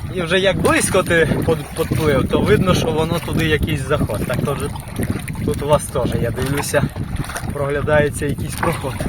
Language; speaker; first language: Ukrainian; native; Ukrainian